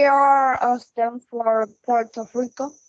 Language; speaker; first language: English; non-native, learner; Spanish